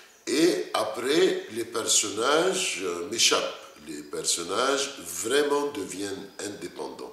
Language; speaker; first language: French; non-native, fluent; Arabic